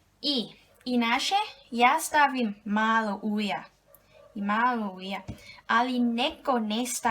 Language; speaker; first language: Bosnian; non-native, learner; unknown